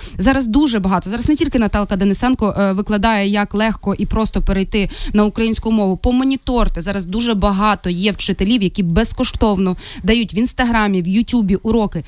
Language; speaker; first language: Ukrainian; non-native, local second language; Russian